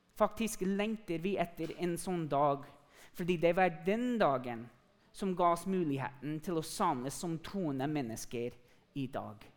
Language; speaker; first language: Norwegian; non-native, fluent; English